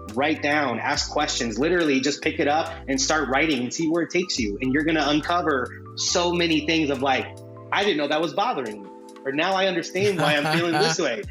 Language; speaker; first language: English; early bilingual, other home language; Spanish